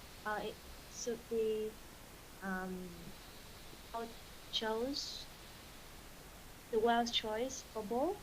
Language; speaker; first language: English; non-native, learner; Vietnamese